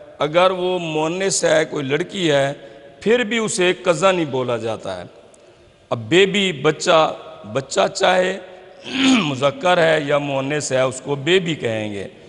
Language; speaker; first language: Urdu; non-native, local second language; Saraiki